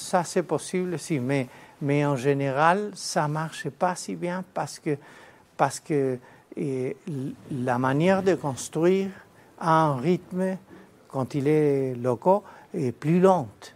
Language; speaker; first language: French; non-native, fluent; Spanish